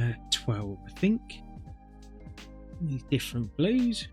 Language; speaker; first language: English; native; English